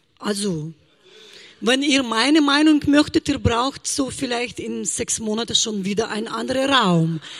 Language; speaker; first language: German; non-native, fluent; Russian